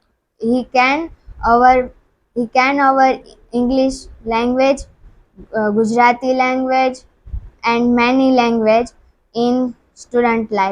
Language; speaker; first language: English; non-native, learner; Gujarati